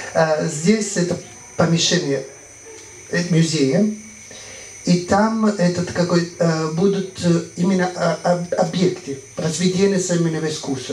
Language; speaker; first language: Russian; non-native, fluent; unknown